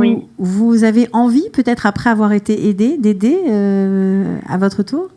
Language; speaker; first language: French; native; French